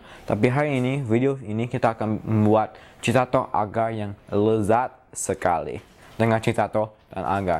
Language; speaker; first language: Indonesian; non-native, learner; English